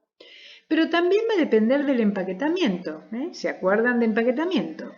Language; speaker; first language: Spanish; native; Spanish